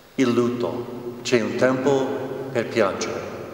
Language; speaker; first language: Italian; non-native, fluent; English